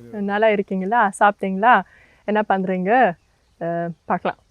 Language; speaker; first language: Tamil; non-native, learner; German